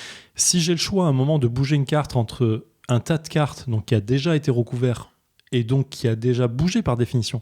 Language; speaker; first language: French; native; French